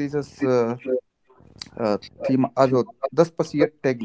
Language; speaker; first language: German; non-native, learner; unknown